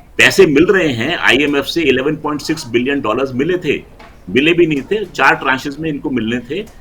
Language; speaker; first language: Hindi; non-native, local second language; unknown